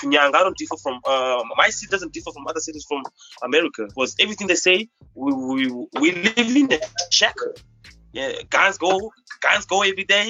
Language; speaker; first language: English; non-native, local second language; Xhosa